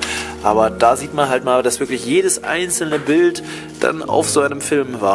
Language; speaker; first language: German; native; German